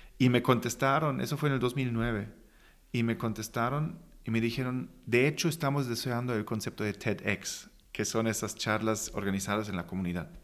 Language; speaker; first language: Spanish; non-native, fluent; German